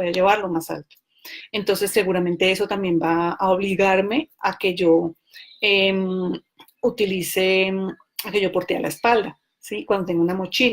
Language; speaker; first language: Spanish; native; Spanish